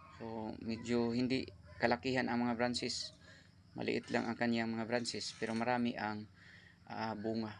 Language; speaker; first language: Filipino; non-native, local second language; Cebuano